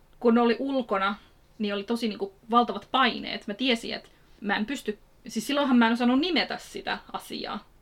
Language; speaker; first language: Finnish; early bilingual, other home language; Kurdish